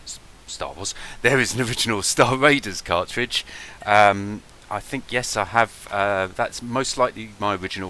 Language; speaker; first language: English; native; English